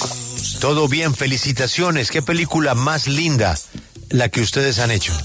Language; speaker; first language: Spanish; native; Spanish